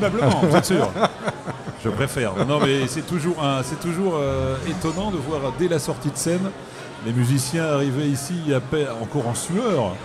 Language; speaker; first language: French; native; French